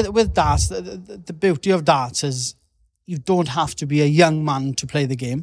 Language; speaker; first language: English; native; English